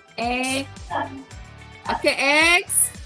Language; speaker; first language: English; non-native, learner; Indonesian